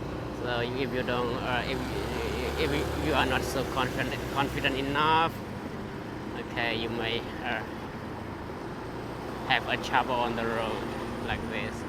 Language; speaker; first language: English; non-native, fluent; Chinese